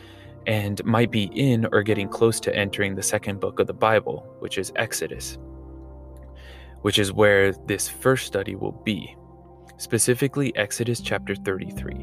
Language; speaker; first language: English; native; English